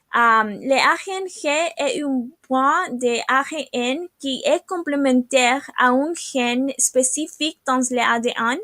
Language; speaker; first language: French; non-native, learner; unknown